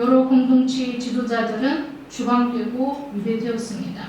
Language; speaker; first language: Korean; early bilingual, heritage; Russian